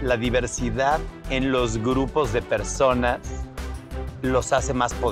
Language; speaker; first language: Spanish; native; Spanish